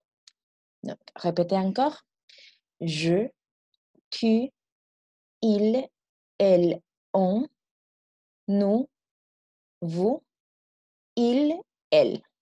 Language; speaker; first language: French; non-native, fluent; Spanish